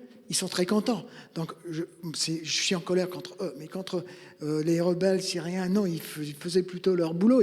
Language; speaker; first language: French; non-native, fluent; English